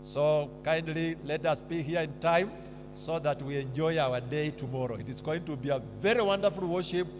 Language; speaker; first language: English; non-native, local second language; Swahili